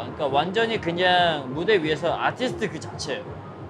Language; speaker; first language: Korean; native; Korean